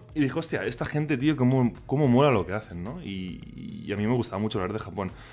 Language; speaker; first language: Spanish; non-native, local second language; Catalan